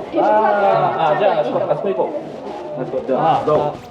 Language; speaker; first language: Japanese; non-native, learner; Korean